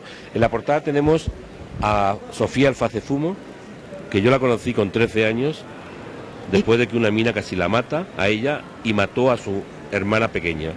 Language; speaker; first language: Spanish; native; Spanish